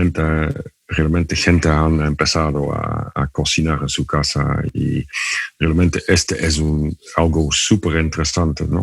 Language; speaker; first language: Spanish; non-native, fluent; Dutch